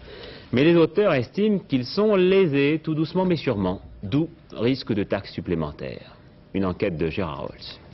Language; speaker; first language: French; native; French